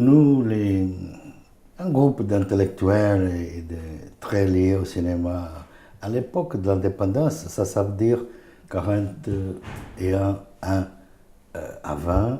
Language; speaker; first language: French; non-native, fluent; Portuguese